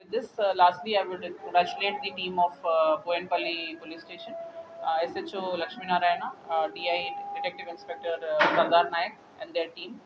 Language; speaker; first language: English; non-native, local second language; Telugu